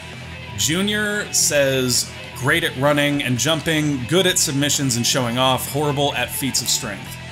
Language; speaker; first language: English; native; English